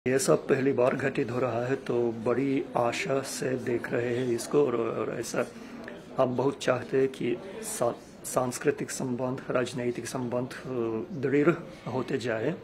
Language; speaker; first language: Hindi; non-native, fluent; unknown